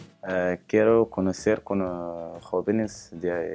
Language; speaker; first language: Spanish; non-native, learner; Arabic